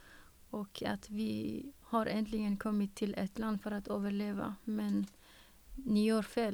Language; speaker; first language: Swedish; non-native, fluent; Persian